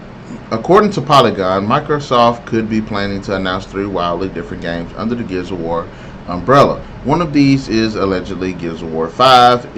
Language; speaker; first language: English; native; English